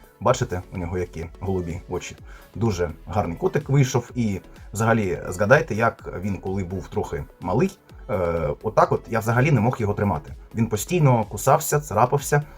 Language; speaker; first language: Ukrainian; non-native, local second language; Russian